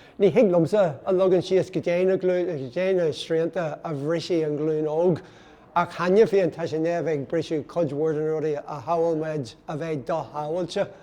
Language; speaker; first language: Irish; non-native, local second language; English